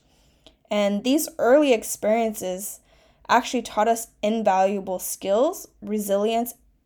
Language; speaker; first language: English; early bilingual, other home language; Chinese